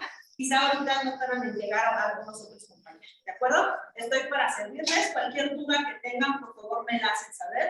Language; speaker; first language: Spanish; native; Spanish